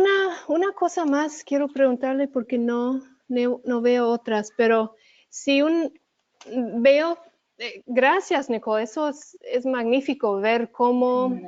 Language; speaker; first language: Spanish; early bilingual, heritage; Spanish